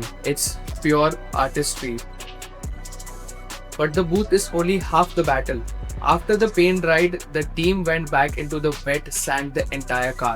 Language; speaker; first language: English; non-native, local second language; Hindi